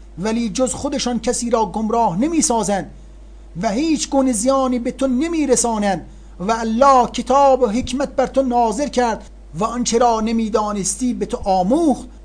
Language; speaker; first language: Persian; native; Persian